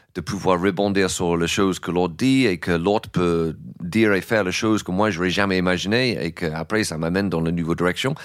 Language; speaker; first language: French; non-native, fluent; English